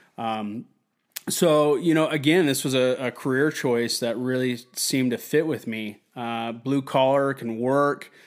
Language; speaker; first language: English; native; English